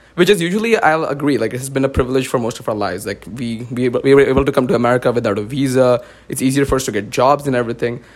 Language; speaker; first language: English; non-native, local second language; Marathi